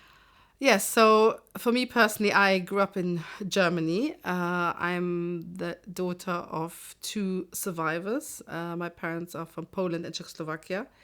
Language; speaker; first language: English; non-native, fluent; German